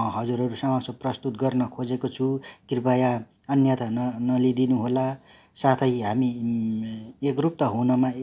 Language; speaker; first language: Nepali; non-native, local second language; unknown